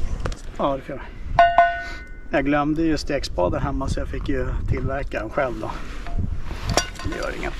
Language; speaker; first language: Swedish; native; Swedish